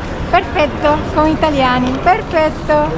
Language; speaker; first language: Italian; non-native, learner; Spanish